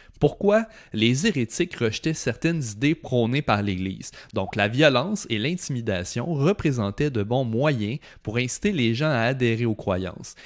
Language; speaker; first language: French; native; French